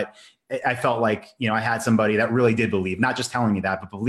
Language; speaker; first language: English; native; English